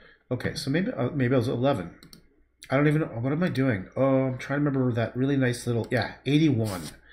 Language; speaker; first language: English; native; English